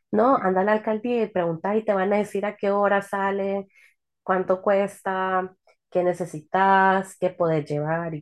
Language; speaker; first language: Spanish; early bilingual, heritage; Spanish